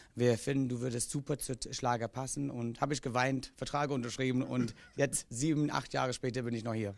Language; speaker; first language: German; non-native, fluent; English